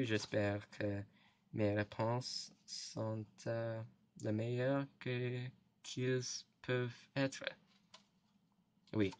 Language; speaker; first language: French; non-native, learner; English